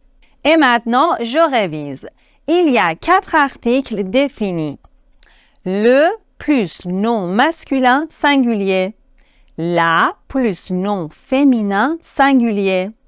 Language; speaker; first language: French; non-native, fluent; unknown